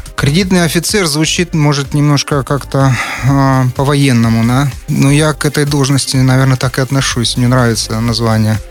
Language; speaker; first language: Russian; native; Russian